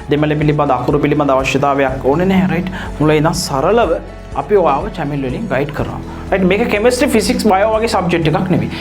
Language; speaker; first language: Sinhala; non-native, local second language; Tamil